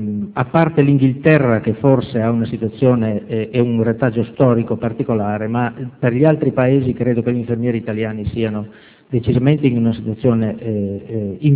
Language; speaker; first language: Italian; native; Italian